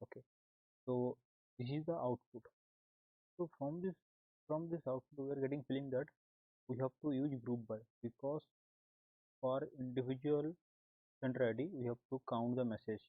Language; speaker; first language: English; non-native, local second language; Hindi